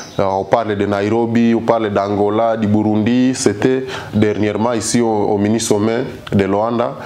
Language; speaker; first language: French; non-native, local second language; Swahili